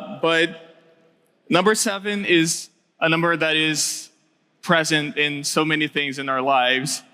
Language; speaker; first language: English; non-native, local second language; Portuguese